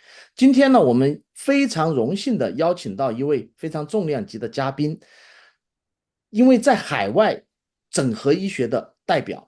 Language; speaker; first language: Chinese; native; Chinese